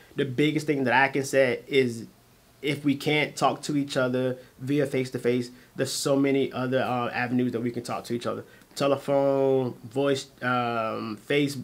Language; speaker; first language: English; native; English